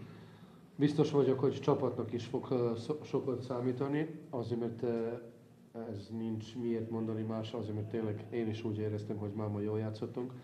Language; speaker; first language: Hungarian; non-native, fluent; Serbian